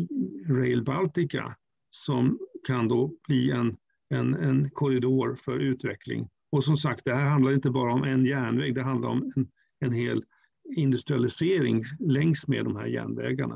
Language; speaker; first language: Swedish; native; Swedish